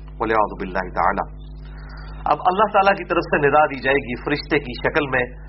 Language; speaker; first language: Urdu; non-native, local second language; Punjabi